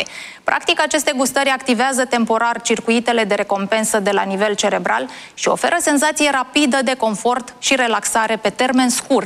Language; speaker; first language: Romanian; native; Romanian